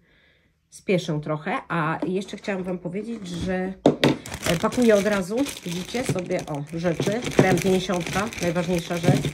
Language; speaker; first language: Polish; native; Polish